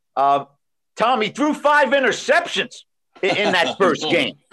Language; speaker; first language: English; native; English